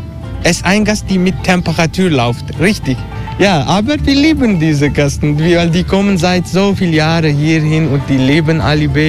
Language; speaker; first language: German; non-native, learner; Turkish